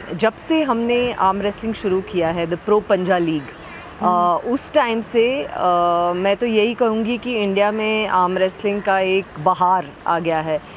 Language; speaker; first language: Hindi; native; Hindi